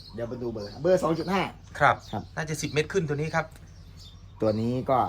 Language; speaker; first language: Thai; non-native, local second language; Northern Khmer